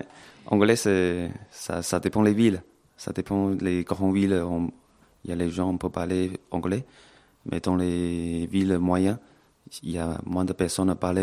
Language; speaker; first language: French; non-native, fluent; Chinese